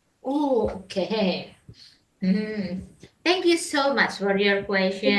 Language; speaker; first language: English; non-native, fluent; Indonesian